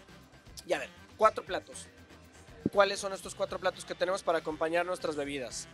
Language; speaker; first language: Spanish; native; Spanish